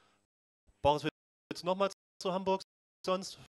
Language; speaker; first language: German; native; German